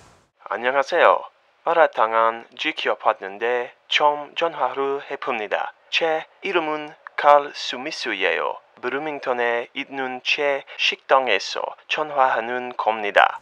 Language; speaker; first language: Korean; non-native, learner; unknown